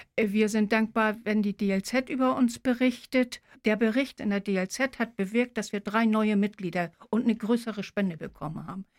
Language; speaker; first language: German; native; German